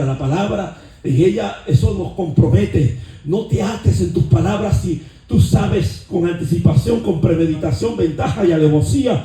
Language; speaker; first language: Spanish; native; Spanish